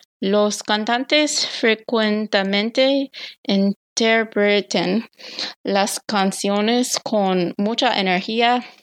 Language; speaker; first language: Spanish; non-native, learner; English